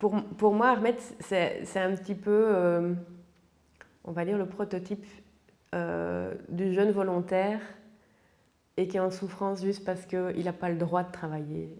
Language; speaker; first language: French; native; French